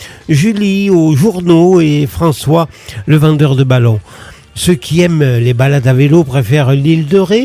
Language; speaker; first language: French; native; French